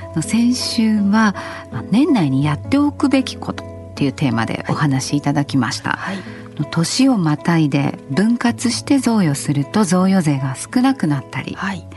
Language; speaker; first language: Japanese; native; Japanese